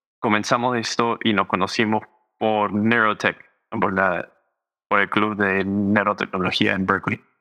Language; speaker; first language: Spanish; early bilingual, heritage; Spanish